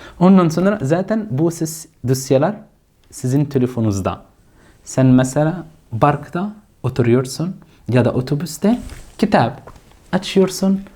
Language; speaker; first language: Turkish; non-native, fluent; Arabic